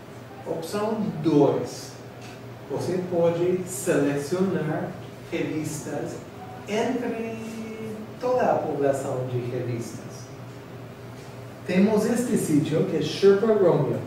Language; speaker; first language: Portuguese; non-native, fluent; English